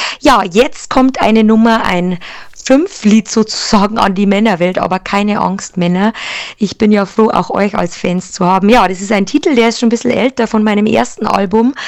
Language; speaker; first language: German; native; German